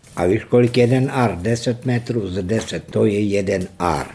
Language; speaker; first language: Czech; early bilingual, heritage; Serbian